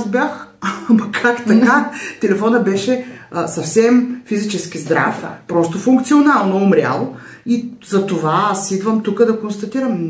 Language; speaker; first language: Bulgarian; native; Bulgarian